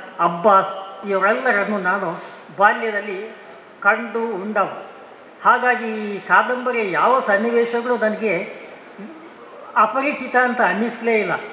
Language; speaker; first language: Kannada; non-native, local second language; Badaga